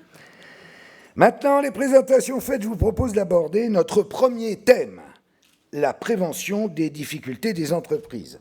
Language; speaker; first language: French; native; French